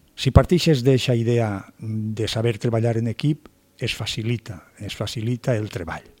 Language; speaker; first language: Catalan; native; Catalan